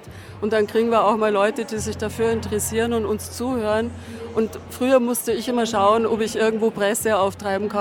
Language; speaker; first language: German; native; German